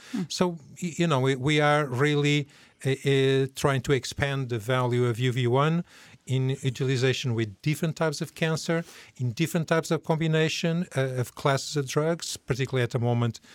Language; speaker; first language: English; non-native, fluent; Portuguese